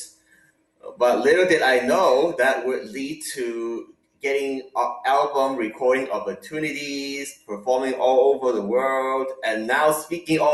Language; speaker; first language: English; non-native, local second language; Cantonese